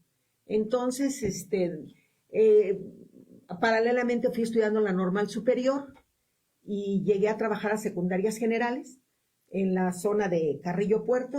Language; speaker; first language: Spanish; native; Spanish